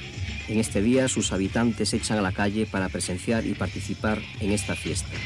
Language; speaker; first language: Spanish; native; Spanish